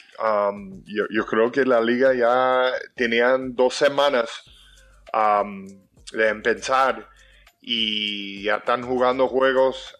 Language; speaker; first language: Spanish; early bilingual, heritage; English